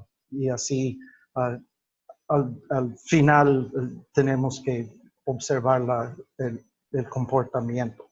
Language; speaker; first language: Spanish; non-native, fluent; English